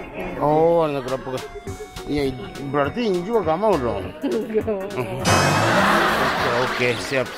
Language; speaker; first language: Indonesian; non-native, fluent; Japanese